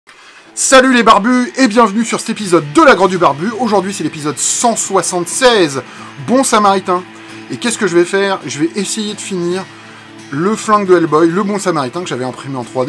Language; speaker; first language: French; native; French